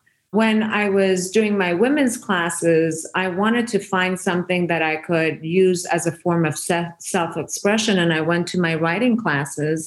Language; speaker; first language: English; non-native, fluent; Persian